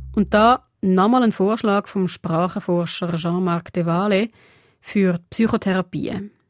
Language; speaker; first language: German; early bilingual, other home language; Portuguese